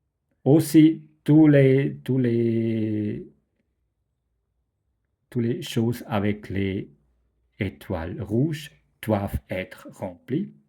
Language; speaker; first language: French; non-native, fluent; German